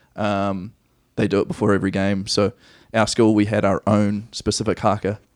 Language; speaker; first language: English; native; English